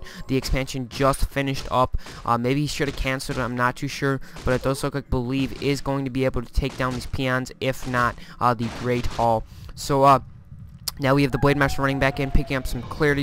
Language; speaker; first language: English; native; English